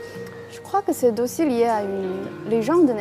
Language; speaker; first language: French; non-native, fluent; Chinese